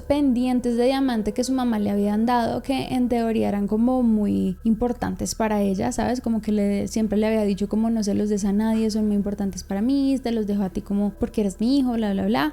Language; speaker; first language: Spanish; native; Spanish